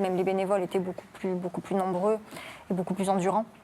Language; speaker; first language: French; native; French